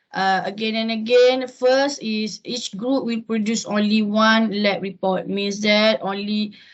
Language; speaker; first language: English; non-native, local second language; Malay